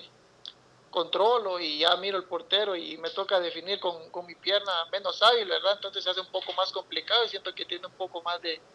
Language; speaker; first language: Spanish; native; Spanish